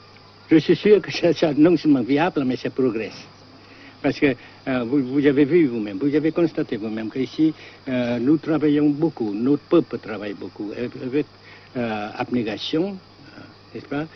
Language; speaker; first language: French; non-native, local second language; Vietnamese